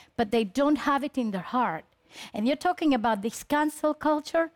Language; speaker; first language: English; early bilingual, other home language; Spanish